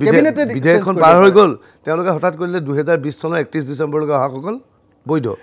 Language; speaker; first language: Assamese; native; Assamese